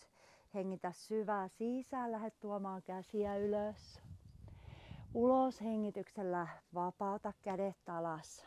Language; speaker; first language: Finnish; native; Finnish